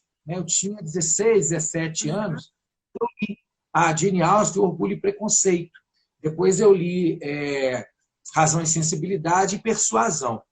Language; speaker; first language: Portuguese; native; Portuguese